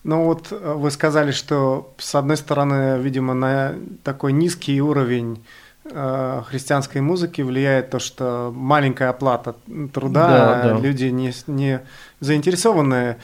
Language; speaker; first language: Russian; native; Russian